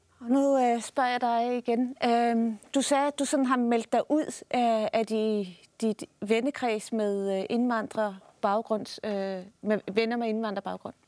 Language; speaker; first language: Danish; early bilingual, other home language; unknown